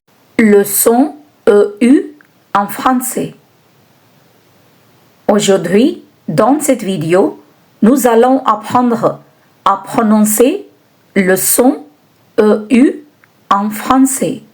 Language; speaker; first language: French; non-native, fluent; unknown